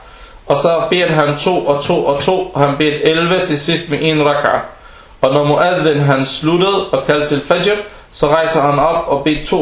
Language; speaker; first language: Danish; non-native, fluent; Arabic